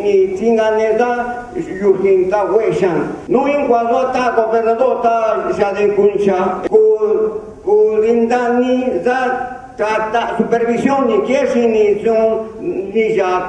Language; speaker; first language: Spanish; non-native, local second language; Zapotec